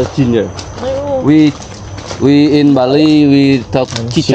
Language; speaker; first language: English; non-native, learner; Balinese